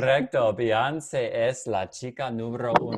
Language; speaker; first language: Spanish; non-native, fluent; English